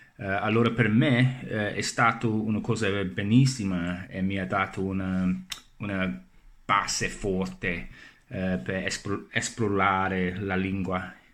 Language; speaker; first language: Italian; non-native, learner; English